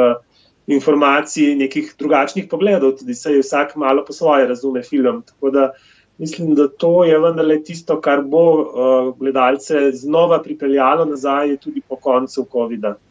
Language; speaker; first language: Slovenian; native; Slovenian